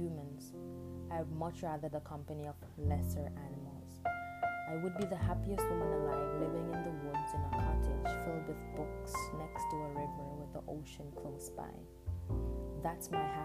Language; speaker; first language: English; non-native, local second language; Jamaican Creole English